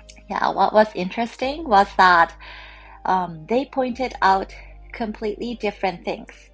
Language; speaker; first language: English; non-native, fluent; Japanese